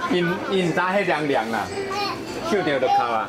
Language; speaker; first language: Chinese; native; Chinese